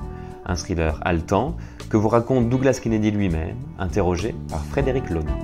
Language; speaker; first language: French; native; French